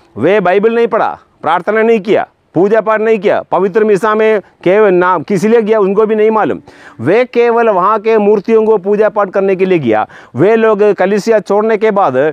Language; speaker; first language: Hindi; non-native, local second language; Malayalam